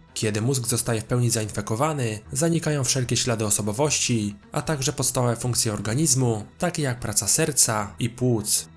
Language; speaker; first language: Polish; native; Polish